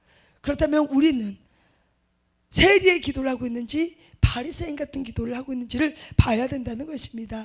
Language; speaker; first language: Korean; native; Korean